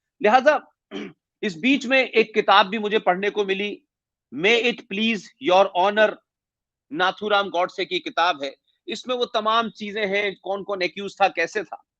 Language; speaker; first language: Hindi; native; Hindi